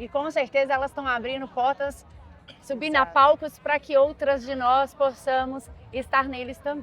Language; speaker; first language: Portuguese; native; Portuguese